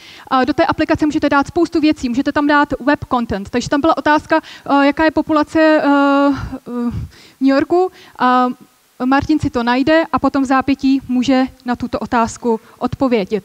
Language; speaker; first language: Czech; native; Czech